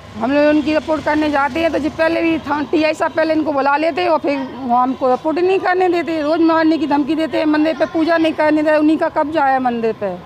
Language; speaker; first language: Hindi; native; Hindi